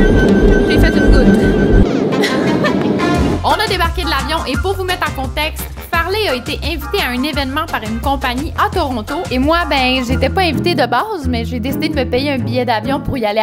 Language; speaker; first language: French; native; French